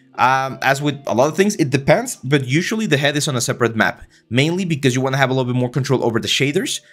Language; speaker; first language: English; non-native, fluent; Spanish